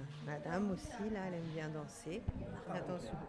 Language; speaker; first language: French; native; French